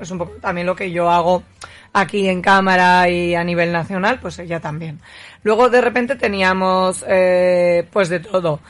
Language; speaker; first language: Spanish; native; Spanish